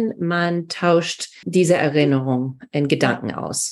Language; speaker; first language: German; non-native, fluent; English